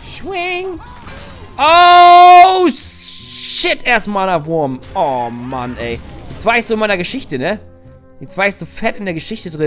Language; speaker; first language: German; native; German